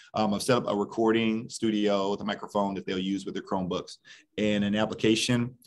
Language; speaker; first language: English; native; English